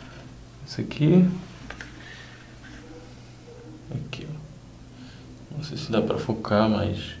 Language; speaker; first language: Portuguese; non-native, fluent; Japanese